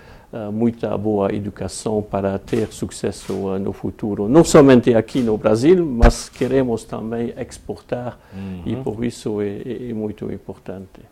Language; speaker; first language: Portuguese; non-native, fluent; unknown